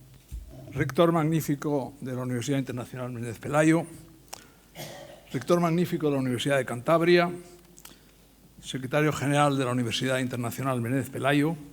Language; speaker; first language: Spanish; native; Spanish